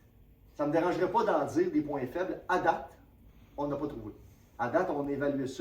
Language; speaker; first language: French; native; French